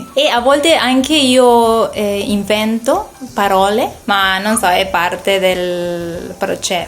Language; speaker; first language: Italian; non-native, learner; Spanish